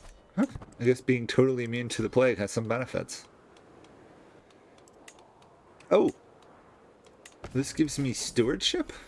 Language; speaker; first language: English; native; English